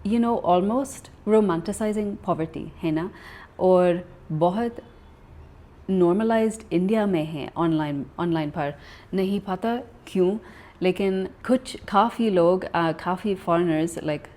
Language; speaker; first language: Hindi; non-native, learner; English